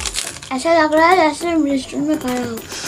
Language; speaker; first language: Hindi; non-native, local second language; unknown